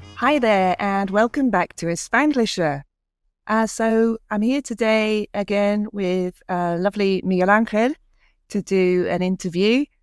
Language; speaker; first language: English; native; English